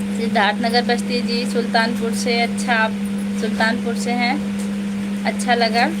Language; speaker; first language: Hindi; native; Hindi